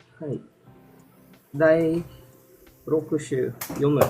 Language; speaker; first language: Japanese; non-native, learner; Filipino